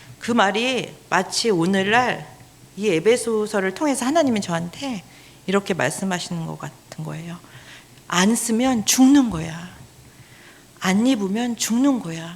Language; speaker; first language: Korean; native; Korean